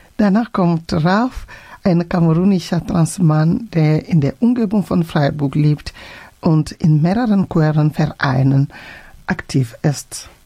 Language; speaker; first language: German; non-native, fluent; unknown